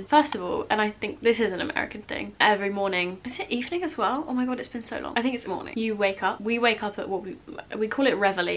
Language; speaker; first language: English; native; English